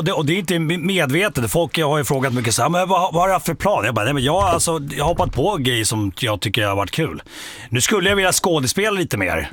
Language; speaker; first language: Swedish; native; Swedish